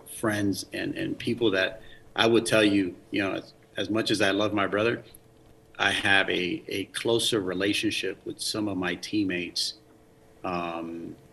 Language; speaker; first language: English; early bilingual, other home language; Spanish